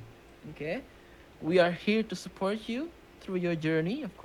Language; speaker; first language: English; non-native, fluent; Indonesian